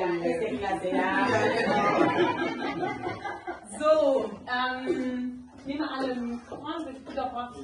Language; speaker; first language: German; early bilingual, other home language; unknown